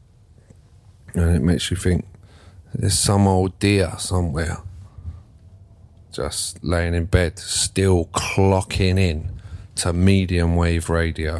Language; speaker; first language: English; native; English